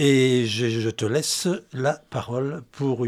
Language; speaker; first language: French; native; French